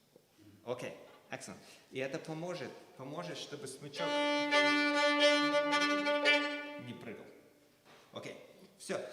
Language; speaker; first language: Russian; early bilingual, heritage; Russian